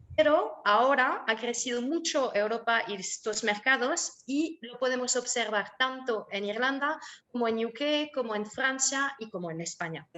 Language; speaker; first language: Spanish; non-native, fluent; French